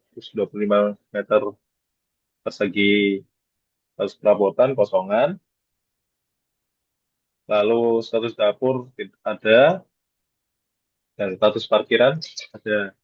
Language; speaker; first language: Indonesian; native; Indonesian